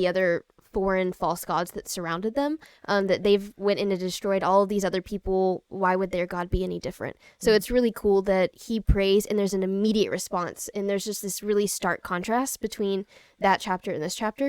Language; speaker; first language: English; native; English